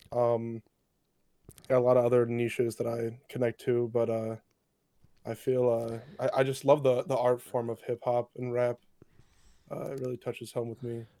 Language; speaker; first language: English; native; English